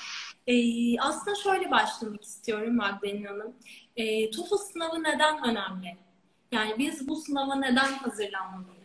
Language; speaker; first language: Turkish; native; Turkish